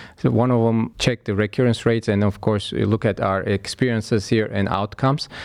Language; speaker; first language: English; non-native, fluent; Turkish